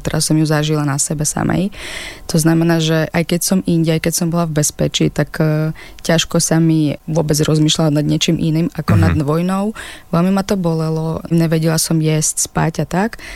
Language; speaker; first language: Slovak; non-native, fluent; Ukrainian